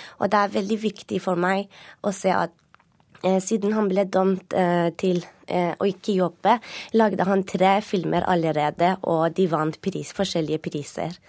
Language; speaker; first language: Norwegian; non-native, fluent; Persian